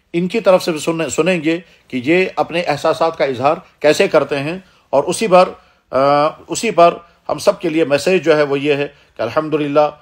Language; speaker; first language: Urdu; non-native, local second language; Kashmiri